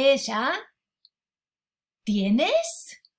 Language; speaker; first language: Spanish; non-native, fluent; English